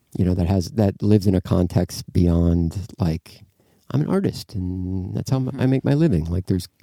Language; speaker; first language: English; native; English